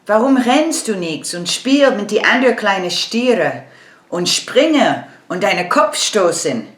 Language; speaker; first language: German; non-native, learner; English